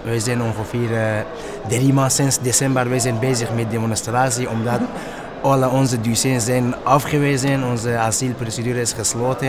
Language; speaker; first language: Dutch; non-native, learner; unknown